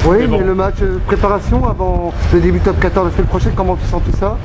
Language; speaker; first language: French; native; French